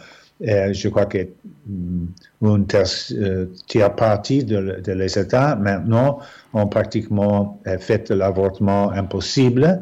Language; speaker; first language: French; non-native, fluent; English